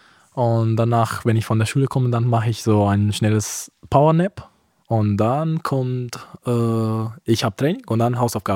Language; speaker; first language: German; non-native, fluent; Romanian